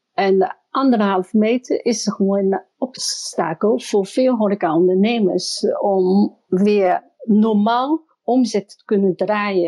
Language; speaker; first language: Dutch; non-native, fluent; Chinese